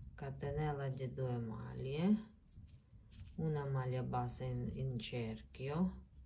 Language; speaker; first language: Italian; non-native, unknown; Ukrainian